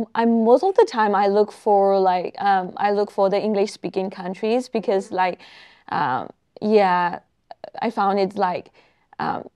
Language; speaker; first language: English; non-native, fluent; Burmese